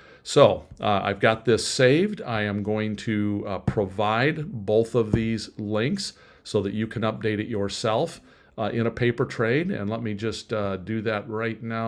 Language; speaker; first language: English; native; English